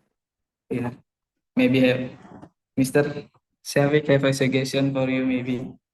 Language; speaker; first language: English; non-native, learner; Indonesian